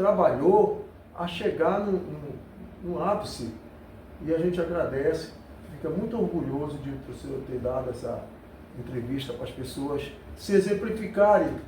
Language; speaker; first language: Portuguese; native; Portuguese